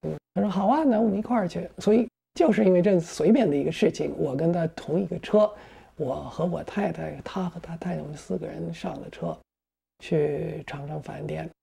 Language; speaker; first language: Chinese; non-native, fluent; English